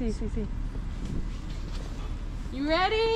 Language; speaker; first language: Spanish; non-native, learner; English